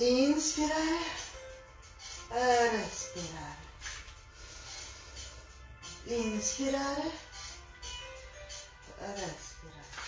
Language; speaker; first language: Italian; non-native, learner; Russian